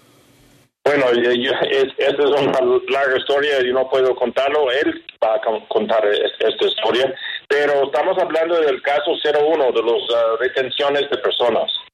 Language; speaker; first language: Spanish; non-native, fluent; English